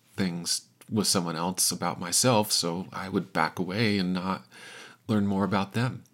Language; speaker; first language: English; native; English